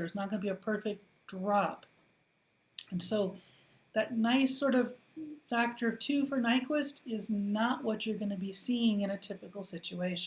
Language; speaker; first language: English; native; English